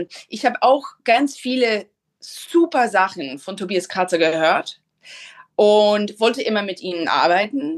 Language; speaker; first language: German; non-native, fluent; English